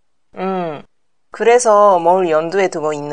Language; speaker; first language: Korean; non-native, learner; Japanese